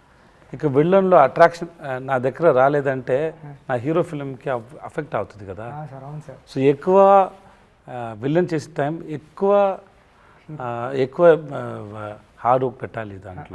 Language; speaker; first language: Telugu; non-native, learner; Tamil